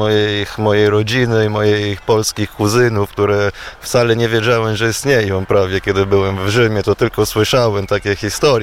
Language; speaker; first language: Polish; non-native, fluent; Italian